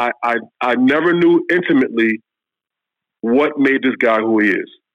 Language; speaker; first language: English; native; English